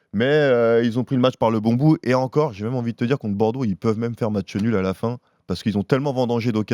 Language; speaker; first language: French; native; French